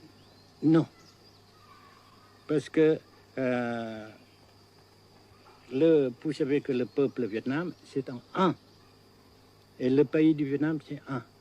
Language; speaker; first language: French; non-native, local second language; Vietnamese